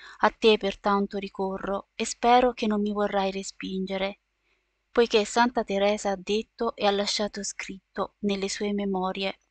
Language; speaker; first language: Italian; native; Italian